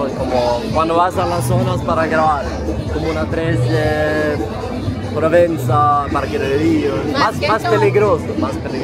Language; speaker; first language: Spanish; non-native, fluent; Swedish